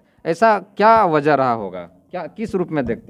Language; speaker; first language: Hindi; native; Hindi